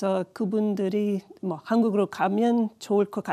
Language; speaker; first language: Korean; non-native, learner; English